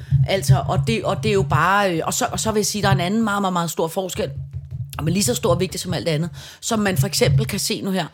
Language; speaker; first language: Danish; native; Danish